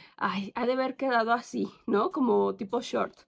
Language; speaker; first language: Spanish; native; Spanish